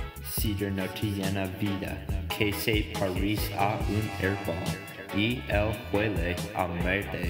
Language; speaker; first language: Spanish; non-native, learner; English